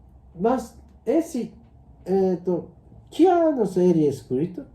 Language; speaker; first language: Portuguese; non-native, learner; Japanese